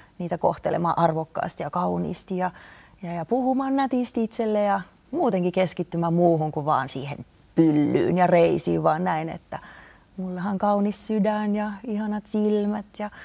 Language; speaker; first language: Finnish; non-native, fluent; Estonian